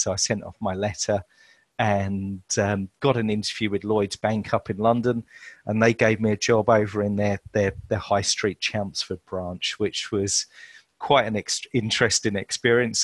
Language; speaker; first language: English; native; English